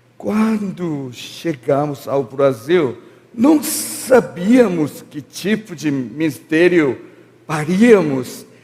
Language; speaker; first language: Portuguese; non-native, learner; Korean